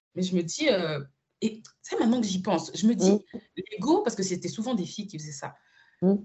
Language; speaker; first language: French; early bilingual, other home language; Spanish